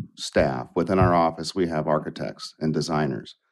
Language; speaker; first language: English; native; English